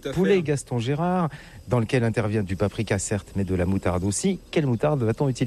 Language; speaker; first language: French; native; French